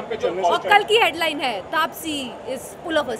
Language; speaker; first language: Hindi; native; Hindi